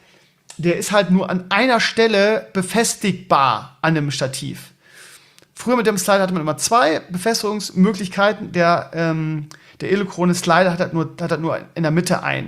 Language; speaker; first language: German; native; German